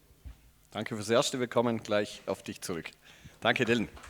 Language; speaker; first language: German; native; German